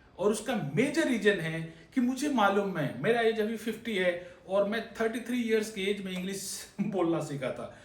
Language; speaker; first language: Hindi; native; Hindi